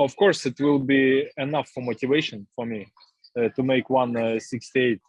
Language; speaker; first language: English; non-native, learner; Russian